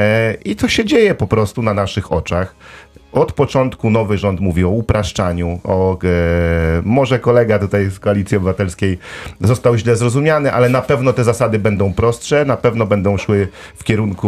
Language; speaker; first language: Polish; native; Polish